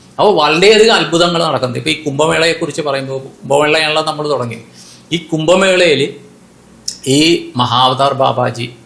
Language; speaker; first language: Malayalam; non-native, local second language; Konkani